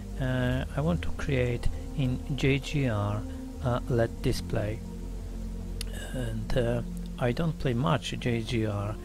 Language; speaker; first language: English; non-native, learner; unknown